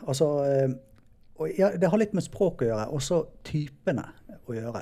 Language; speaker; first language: Norwegian; native; Norwegian